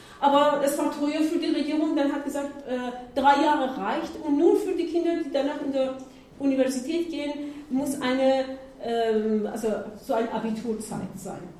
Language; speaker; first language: German; non-native, learner; Persian